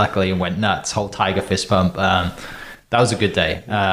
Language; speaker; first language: English; native; English